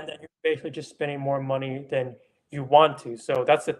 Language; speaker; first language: English; native; English